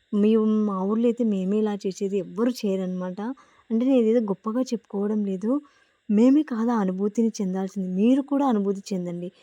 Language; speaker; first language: Telugu; native; Telugu